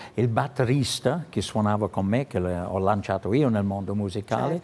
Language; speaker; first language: Italian; non-native, fluent; English